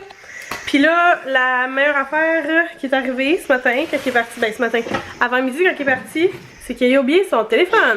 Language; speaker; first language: French; native; French